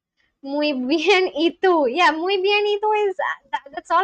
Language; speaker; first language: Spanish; non-native, learner; Bangla